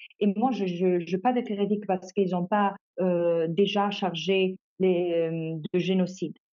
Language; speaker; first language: French; non-native, fluent; Italian